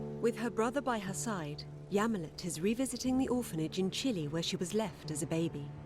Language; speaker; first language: English; native; English